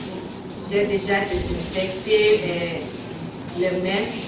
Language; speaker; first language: French; non-native, learner; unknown